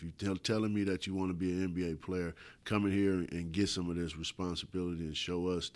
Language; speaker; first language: English; native; English